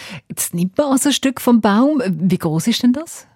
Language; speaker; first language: German; native; German